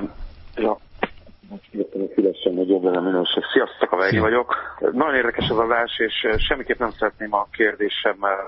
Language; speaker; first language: Hungarian; native; Hungarian